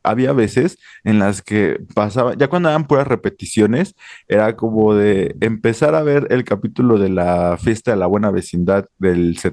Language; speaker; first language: Spanish; native; Spanish